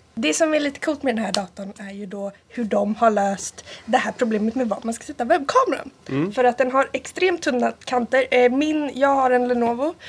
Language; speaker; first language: Swedish; early bilingual, other home language; Italian